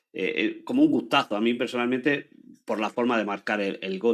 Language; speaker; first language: Spanish; native; Spanish